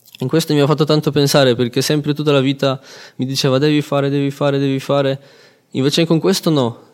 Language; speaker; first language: Italian; non-native, fluent; Polish